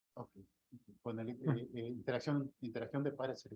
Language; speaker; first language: Spanish; native; Spanish